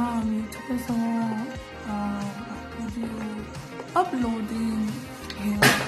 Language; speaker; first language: Korean; non-native, learner; English